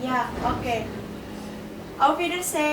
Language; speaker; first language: German; non-native, learner; Indonesian